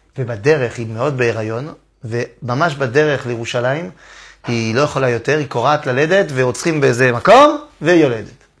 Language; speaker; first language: Hebrew; non-native, fluent; French